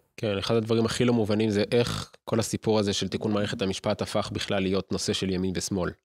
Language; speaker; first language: Hebrew; native; Hebrew